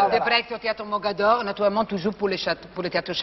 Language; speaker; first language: French; non-native, fluent; Italian